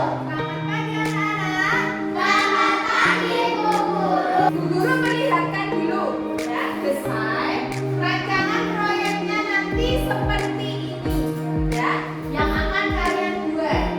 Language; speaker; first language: Indonesian; native; Indonesian